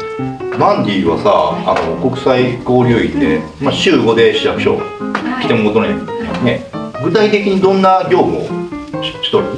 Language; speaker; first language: Japanese; native; Japanese